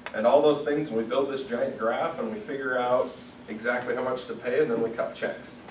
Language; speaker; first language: English; native; English